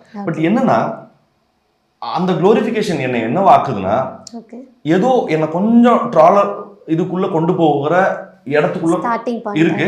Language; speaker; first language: Tamil; native; Tamil